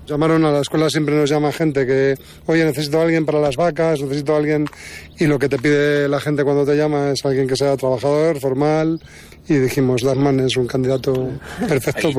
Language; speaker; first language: Spanish; native; Spanish